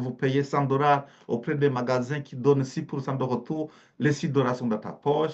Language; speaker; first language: French; native; French